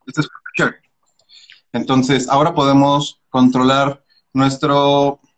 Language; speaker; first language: Spanish; native; Spanish